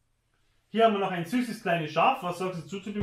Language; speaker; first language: German; native; German